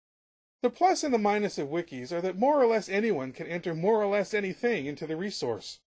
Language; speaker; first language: English; native; English